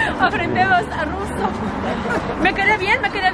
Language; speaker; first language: Spanish; non-native, learner; Tatar